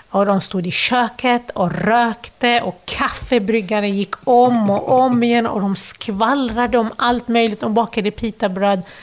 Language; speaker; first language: Swedish; early bilingual, other home language; Arabic